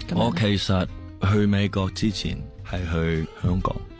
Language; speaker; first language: Chinese; early bilingual, heritage; Cantonese